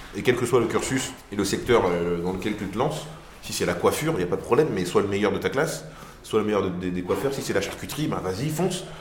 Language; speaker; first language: French; native; French